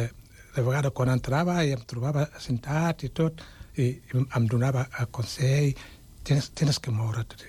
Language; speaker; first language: Catalan; non-native, fluent; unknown